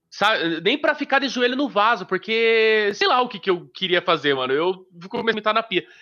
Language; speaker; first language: Portuguese; native; Portuguese